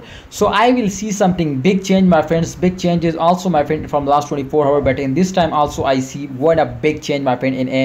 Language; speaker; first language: English; non-native, learner; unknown